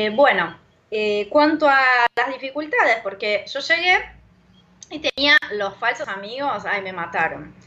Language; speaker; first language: Spanish; non-native, fluent; Portuguese